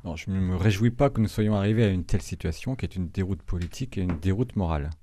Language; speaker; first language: French; native; French